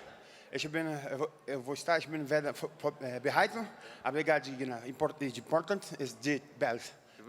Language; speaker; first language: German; non-native, learner; Portuguese